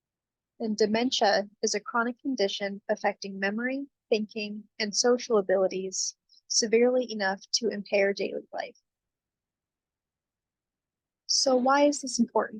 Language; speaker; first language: English; native; English